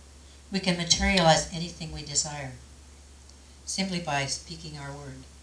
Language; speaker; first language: English; native; English